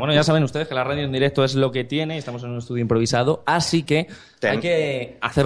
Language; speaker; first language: Spanish; native; Spanish